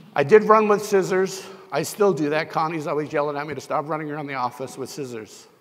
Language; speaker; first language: English; native; English